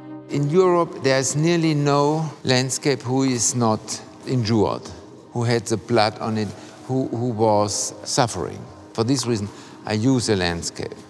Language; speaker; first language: English; non-native, fluent; German